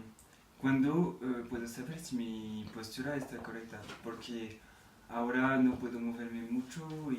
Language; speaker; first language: Spanish; non-native, learner; French